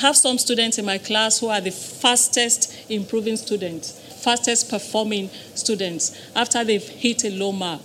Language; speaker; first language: English; non-native, local second language; Yoruba